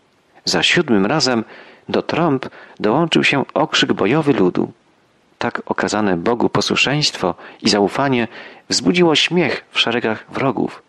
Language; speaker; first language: Polish; native; Polish